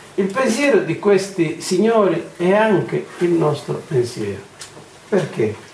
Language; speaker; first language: Italian; non-native, fluent; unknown